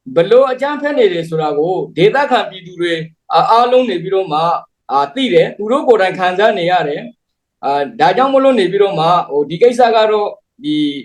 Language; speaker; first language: Burmese; native; Burmese